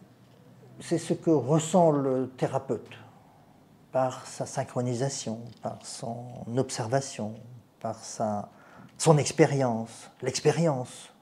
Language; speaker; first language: French; native; French